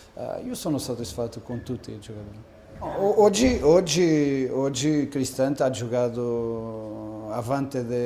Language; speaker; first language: Italian; non-native, fluent; Portuguese